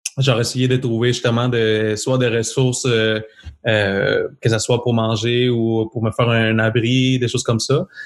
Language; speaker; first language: French; non-native, fluent; Spanish